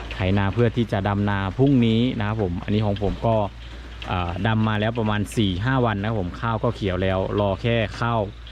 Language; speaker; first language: Thai; native; Thai